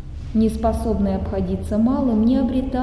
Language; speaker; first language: Russian; native; Russian